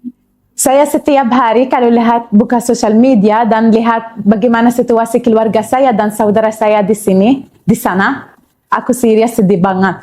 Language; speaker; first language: Indonesian; non-native, learner; Arabic